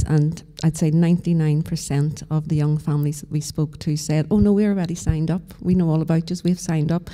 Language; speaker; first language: English; native; English